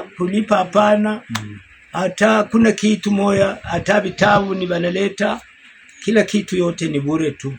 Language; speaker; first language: Swahili; non-native, local second language; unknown